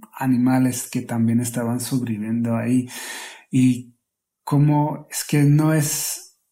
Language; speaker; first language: Spanish; non-native, fluent; Slovak